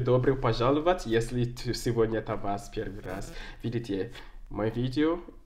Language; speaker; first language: Russian; non-native, learner; English